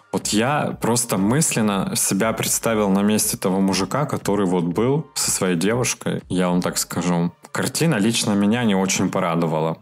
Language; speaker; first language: Russian; native; Russian